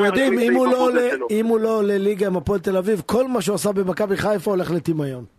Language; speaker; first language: Hebrew; native; Hebrew